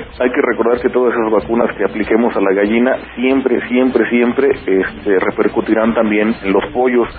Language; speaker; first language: Spanish; native; Spanish